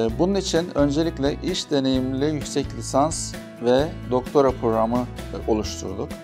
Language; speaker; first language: Turkish; native; Turkish